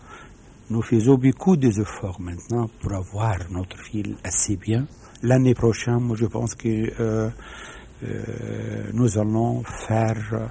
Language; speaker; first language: French; non-native, fluent; Arabic